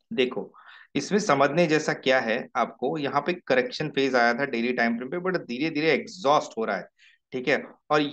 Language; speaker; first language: Hindi; native; Hindi